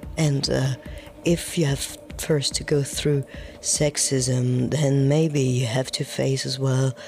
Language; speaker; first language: English; non-native, fluent; French